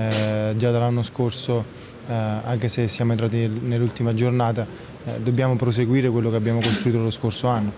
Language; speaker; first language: Italian; native; Italian